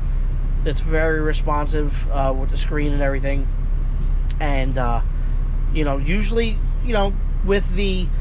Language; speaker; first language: English; native; English